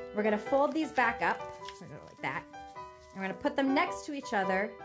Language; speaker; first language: English; native; English